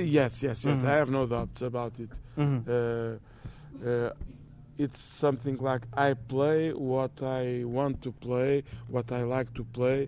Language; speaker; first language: English; non-native, fluent; Portuguese